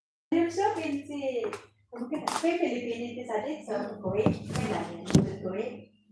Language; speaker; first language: Arabic; non-native, learner; Indonesian